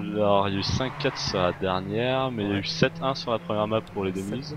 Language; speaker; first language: French; native; French